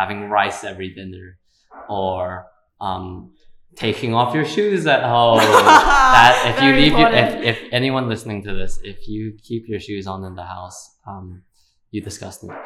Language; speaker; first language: English; native; English